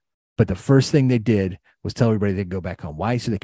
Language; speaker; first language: English; native; English